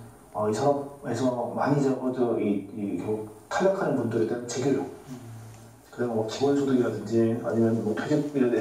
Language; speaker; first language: Korean; native; Korean